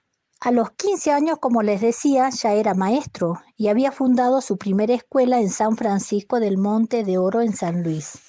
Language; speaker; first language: Spanish; native; Spanish